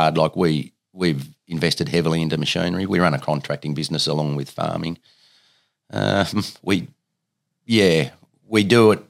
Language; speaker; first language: English; native; English